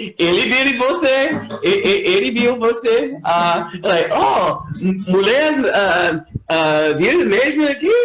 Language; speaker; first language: Portuguese; non-native, learner; English